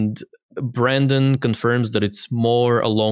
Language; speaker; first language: English; non-native, fluent; Bulgarian